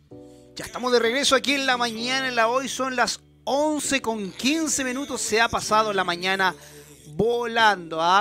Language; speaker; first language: Spanish; native; Spanish